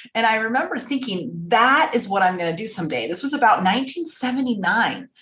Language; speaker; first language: English; native; English